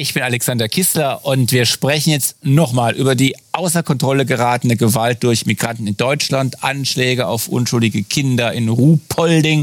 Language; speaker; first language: German; native; German